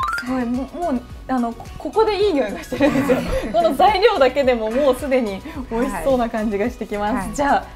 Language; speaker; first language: Japanese; native; Japanese